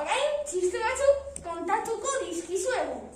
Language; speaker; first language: Basque; non-native, local second language; Spanish